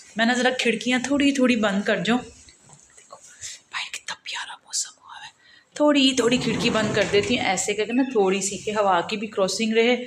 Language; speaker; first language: Urdu; native; Urdu